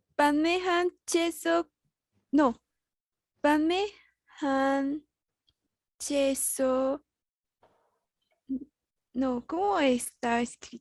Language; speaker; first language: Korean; non-native, learner; Spanish